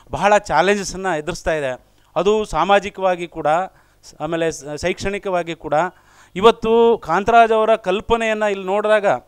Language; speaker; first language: Kannada; non-native, local second language; Lambadi